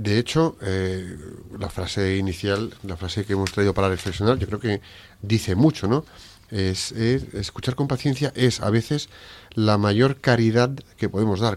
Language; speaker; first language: Spanish; native; Spanish